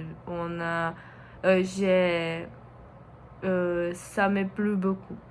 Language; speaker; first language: French; non-native, learner; Portuguese